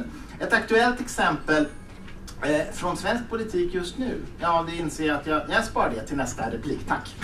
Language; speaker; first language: Swedish; native; Swedish